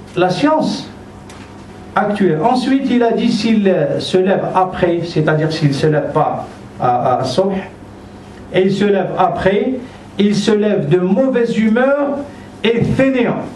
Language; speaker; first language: French; non-native, local second language; Arabic